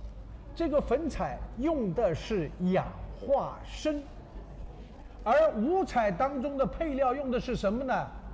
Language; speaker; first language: Chinese; native; Chinese